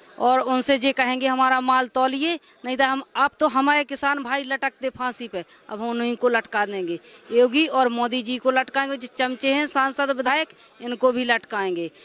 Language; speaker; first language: Hindi; native; Hindi